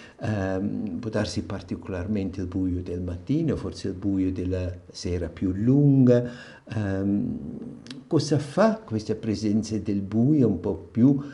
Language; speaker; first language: Italian; non-native, fluent; German